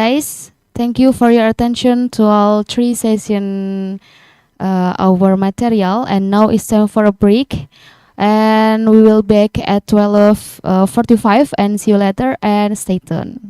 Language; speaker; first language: English; non-native, learner; Indonesian